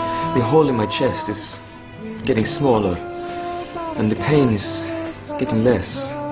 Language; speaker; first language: English; non-native, fluent; Italian